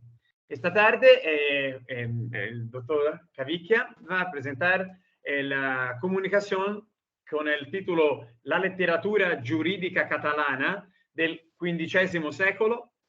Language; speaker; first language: Spanish; non-native, learner; Italian